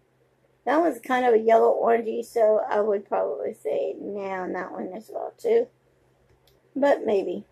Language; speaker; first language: English; native; English